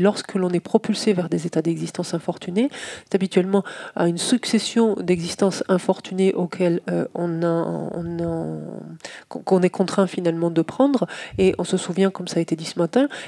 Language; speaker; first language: French; native; French